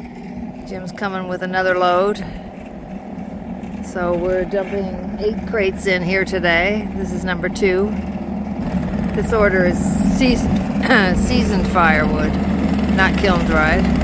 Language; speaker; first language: English; native; English